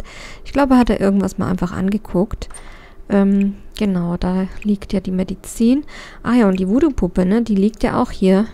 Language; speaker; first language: German; native; German